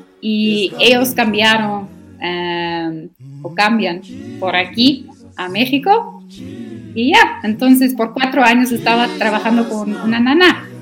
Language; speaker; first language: Spanish; non-native, learner; Afrikaans